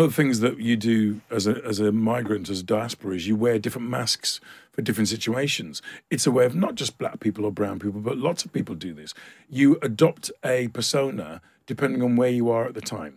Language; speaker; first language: English; native; English